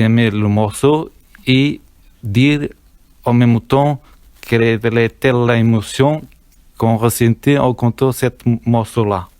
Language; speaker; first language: French; non-native, learner; Portuguese